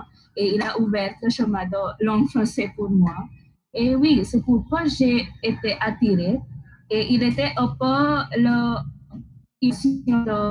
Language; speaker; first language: French; non-native, learner; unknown